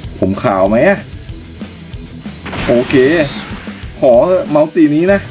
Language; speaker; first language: Thai; native; Thai